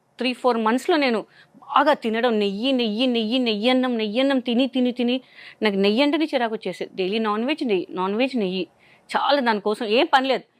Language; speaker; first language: Telugu; non-native, local second language; Hindi